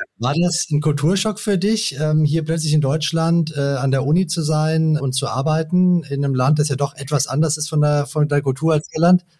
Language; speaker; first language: German; native; German